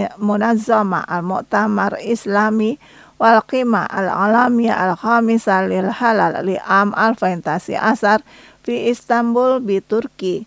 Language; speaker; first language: Arabic; non-native, fluent; Indonesian